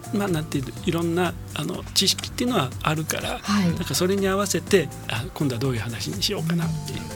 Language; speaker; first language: Japanese; native; Japanese